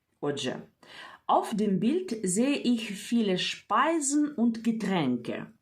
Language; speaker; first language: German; non-native, fluent; Ukrainian